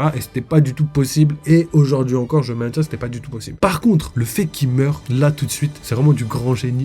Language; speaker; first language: French; native; French